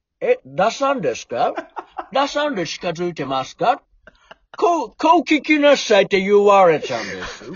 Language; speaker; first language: Japanese; non-native, fluent; English